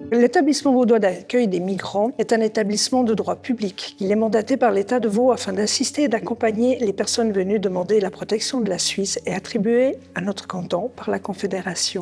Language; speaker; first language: French; native; French